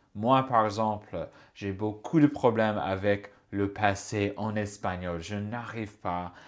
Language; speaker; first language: French; non-native, fluent; English